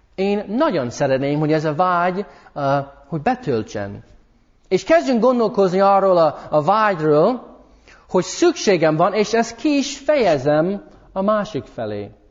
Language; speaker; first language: Hungarian; early bilingual, heritage; English